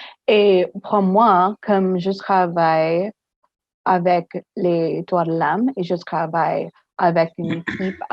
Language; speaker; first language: French; non-native, fluent; English